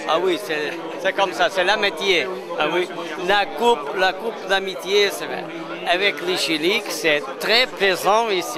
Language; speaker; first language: French; non-native, learner; Portuguese